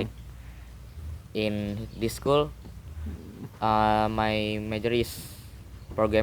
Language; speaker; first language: English; non-native, learner; Indonesian